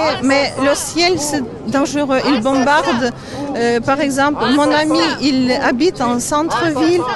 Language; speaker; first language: French; non-native, learner; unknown